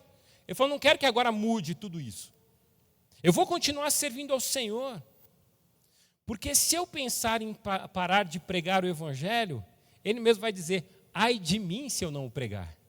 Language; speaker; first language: Portuguese; native; Portuguese